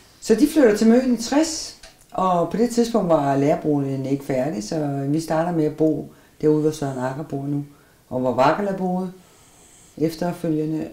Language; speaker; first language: Danish; native; Danish